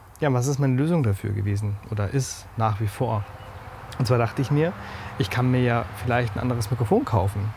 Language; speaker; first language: German; native; German